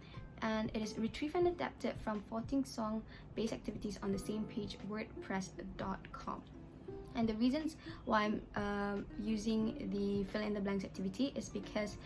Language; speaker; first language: English; non-native, local second language; Malay